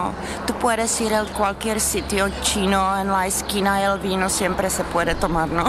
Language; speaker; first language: Spanish; non-native, learner; Czech